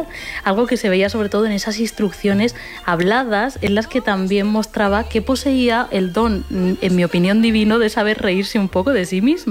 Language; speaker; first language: Spanish; native; Spanish